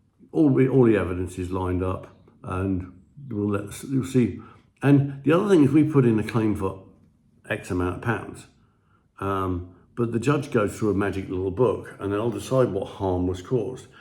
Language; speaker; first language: English; native; English